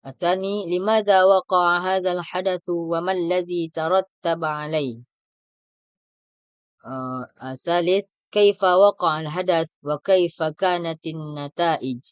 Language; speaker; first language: Arabic; non-native, learner; Indonesian